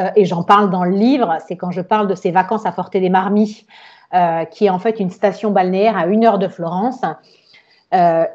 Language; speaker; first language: French; native; French